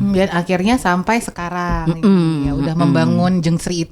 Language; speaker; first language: Indonesian; native; Indonesian